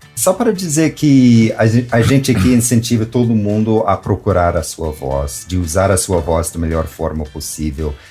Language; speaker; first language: Portuguese; non-native, fluent; English